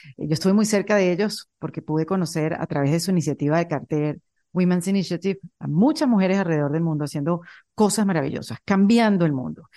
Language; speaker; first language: Spanish; native; Spanish